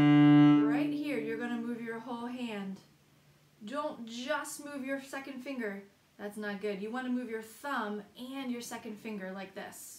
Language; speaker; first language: English; native; English